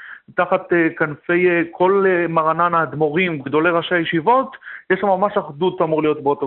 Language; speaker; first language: Hebrew; native; Hebrew